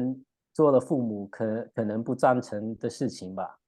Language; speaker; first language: Chinese; early bilingual, heritage; English